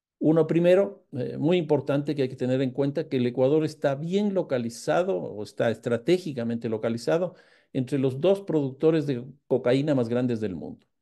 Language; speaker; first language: Spanish; native; Spanish